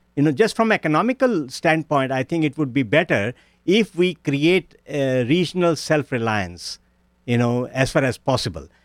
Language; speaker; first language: English; non-native, local second language; Punjabi